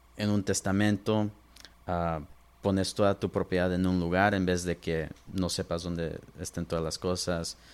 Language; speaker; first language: Spanish; early bilingual, heritage; Spanish